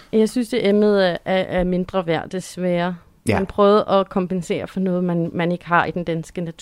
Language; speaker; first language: Danish; native; Danish